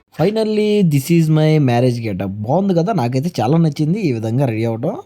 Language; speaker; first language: Telugu; non-native, local second language; Urdu